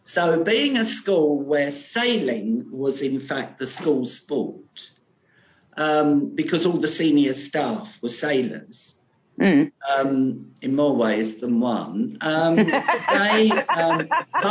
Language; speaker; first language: English; non-native, local second language; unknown